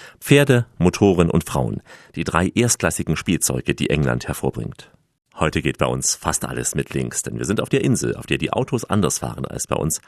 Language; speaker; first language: German; non-native, fluent; Russian